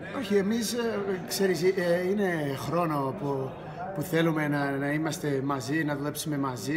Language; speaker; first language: Greek; non-native, fluent; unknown